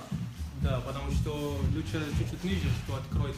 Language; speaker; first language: Russian; non-native, local second language; Georgian